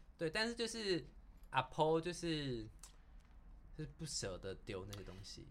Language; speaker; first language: Chinese; native; Chinese